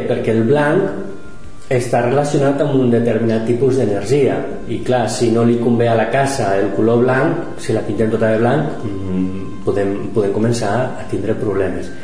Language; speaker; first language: Catalan; non-native, local second language; Spanish